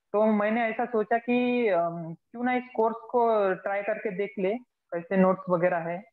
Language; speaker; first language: Hindi; non-native, local second language; Marathi